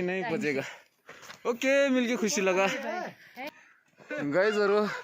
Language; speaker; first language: Hindi; non-native, learner; Nepali